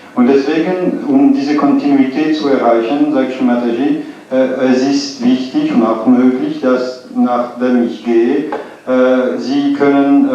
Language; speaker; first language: German; non-native, fluent; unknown